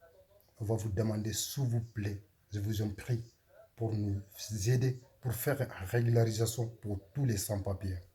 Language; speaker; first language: French; non-native, learner; Soninke